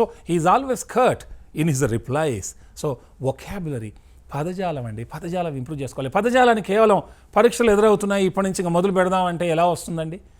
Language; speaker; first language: Telugu; native; Telugu